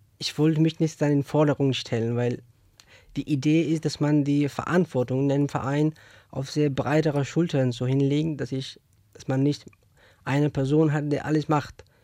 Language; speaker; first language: German; non-native, fluent; Persian